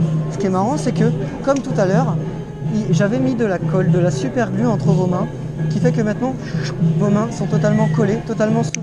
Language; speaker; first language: French; native; French